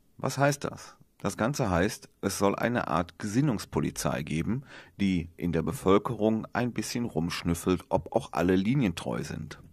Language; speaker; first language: German; native; German